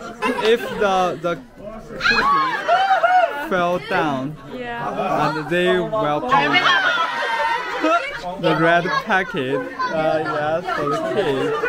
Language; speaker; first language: English; non-native, local second language; Chinese